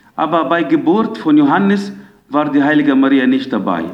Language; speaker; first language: German; non-native, fluent; Arabic